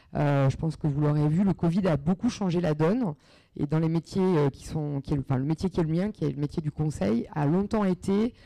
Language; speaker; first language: French; native; French